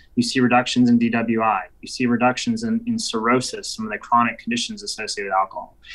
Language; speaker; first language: English; native; English